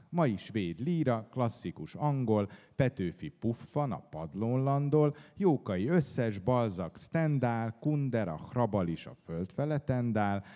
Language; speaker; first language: Hungarian; native; Hungarian